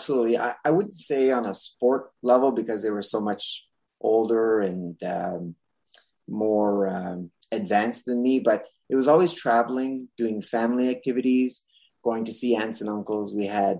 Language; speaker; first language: English; non-native, fluent; French